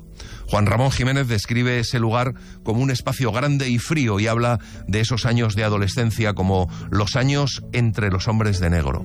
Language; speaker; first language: Spanish; native; Spanish